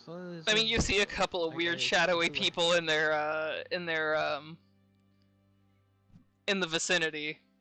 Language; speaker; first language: English; native; English